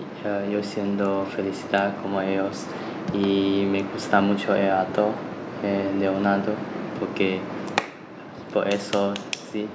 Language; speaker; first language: Spanish; non-native, learner; Chinese